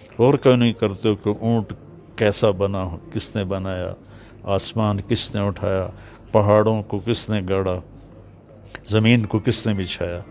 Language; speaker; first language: Urdu; non-native, local second language; Punjabi